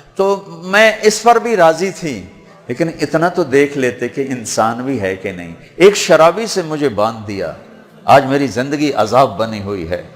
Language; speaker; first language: Urdu; non-native, local second language; Punjabi